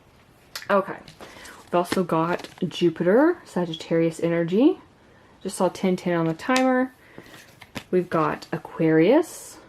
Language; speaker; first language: English; native; English